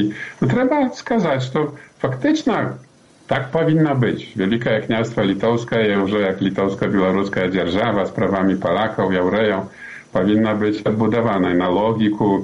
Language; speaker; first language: Polish; non-native, learner; Belarusian